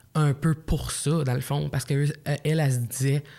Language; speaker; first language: French; native; French